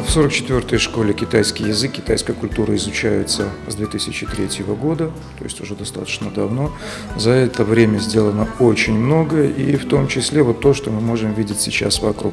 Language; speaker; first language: Russian; native; Russian